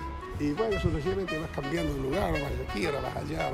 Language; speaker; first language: Spanish; native; Spanish